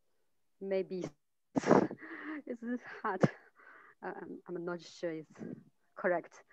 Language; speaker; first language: English; non-native, learner; Chinese